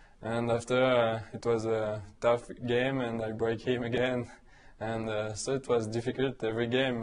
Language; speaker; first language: English; non-native, learner; French